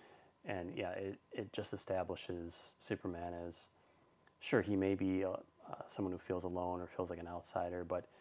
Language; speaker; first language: English; native; English